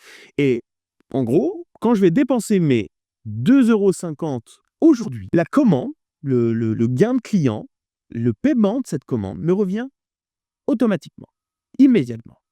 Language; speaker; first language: French; native; French